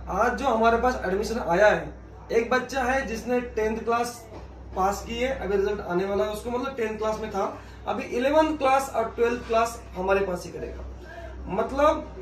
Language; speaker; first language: Hindi; non-native, local second language; Marathi